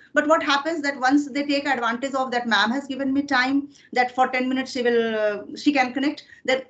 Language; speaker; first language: English; non-native, fluent; Hindi